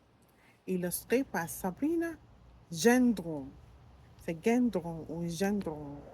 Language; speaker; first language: French; non-native, learner; English